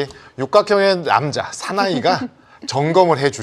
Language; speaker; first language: Korean; native; Korean